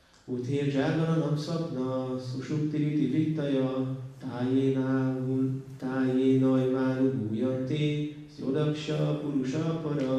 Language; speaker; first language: Hungarian; native; Hungarian